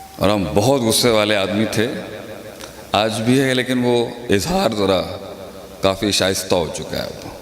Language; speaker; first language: Urdu; native; Urdu